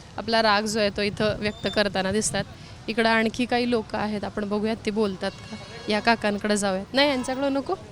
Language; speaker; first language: Marathi; native; Marathi